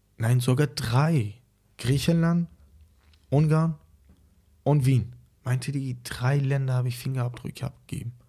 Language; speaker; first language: German; non-native, fluent; Persian